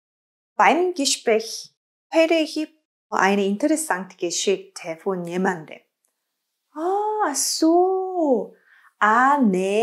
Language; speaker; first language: German; non-native, learner; Korean